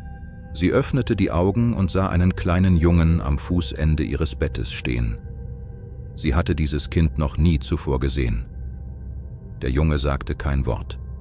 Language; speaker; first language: German; native; German